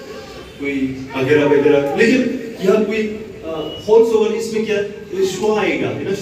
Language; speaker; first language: Hindi; non-native, local second language; Bodo